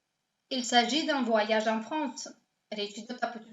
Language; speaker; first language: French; non-native, fluent; Russian